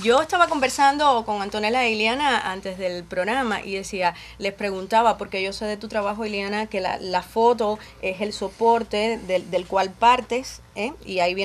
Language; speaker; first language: Spanish; native; Spanish